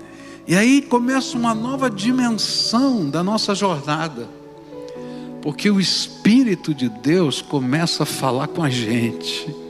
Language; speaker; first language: Portuguese; native; Portuguese